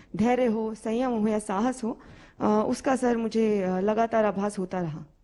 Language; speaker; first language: Hindi; native; Hindi